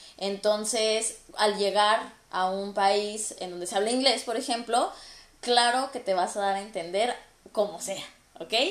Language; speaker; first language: Spanish; native; Spanish